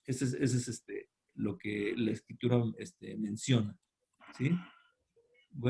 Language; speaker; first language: Spanish; native; Spanish